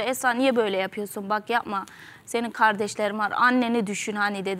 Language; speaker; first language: Turkish; native; Turkish